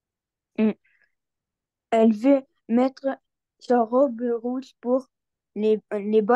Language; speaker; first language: French; non-native, learner; Arabic